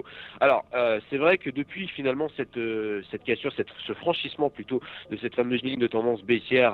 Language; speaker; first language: French; native; French